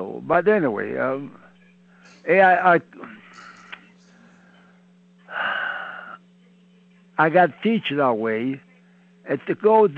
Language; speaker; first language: English; non-native, learner; Italian